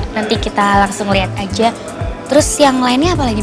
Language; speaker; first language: Indonesian; native; Indonesian